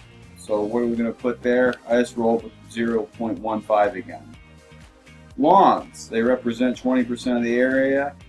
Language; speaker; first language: English; native; English